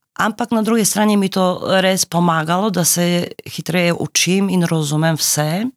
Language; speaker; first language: Slovenian; non-native, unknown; Slovak